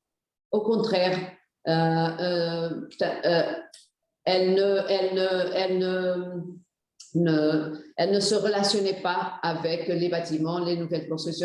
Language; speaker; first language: French; non-native, fluent; Portuguese